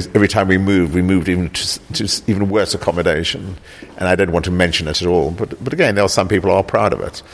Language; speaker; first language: English; native; English